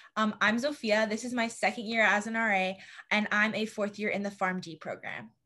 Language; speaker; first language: English; native; English